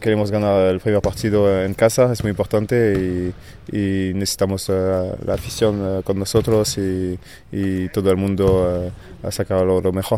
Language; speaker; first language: Spanish; non-native, fluent; French